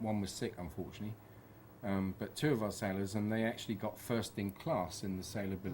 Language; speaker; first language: English; native; English